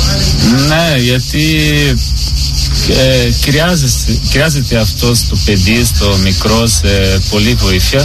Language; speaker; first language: Greek; non-native, learner; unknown